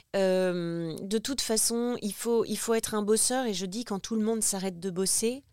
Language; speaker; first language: French; native; French